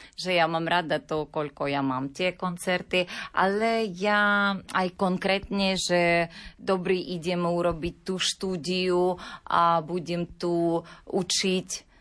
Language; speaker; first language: Slovak; non-native, learner; Ukrainian